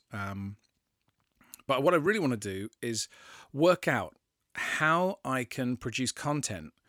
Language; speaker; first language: English; native; English